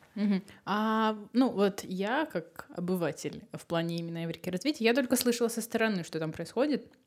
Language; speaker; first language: Russian; native; Russian